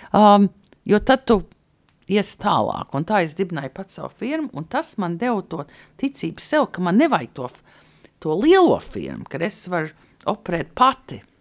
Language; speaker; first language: Latvian; early bilingual, heritage; Latvian